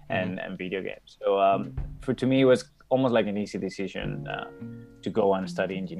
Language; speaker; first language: English; non-native, fluent; Spanish